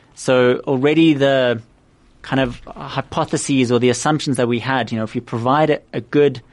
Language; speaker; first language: English; native; English